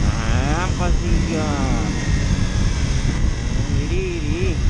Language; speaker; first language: Portuguese; native; Portuguese